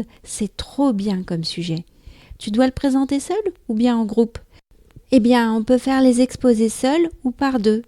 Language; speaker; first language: French; native; French